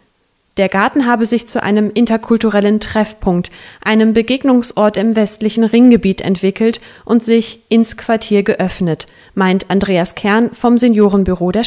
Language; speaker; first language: German; native; German